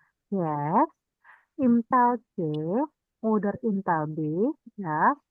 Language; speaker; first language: German; non-native, fluent; Indonesian